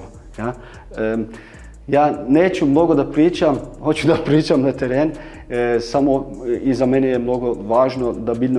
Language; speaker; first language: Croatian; early bilingual, heritage; Croatian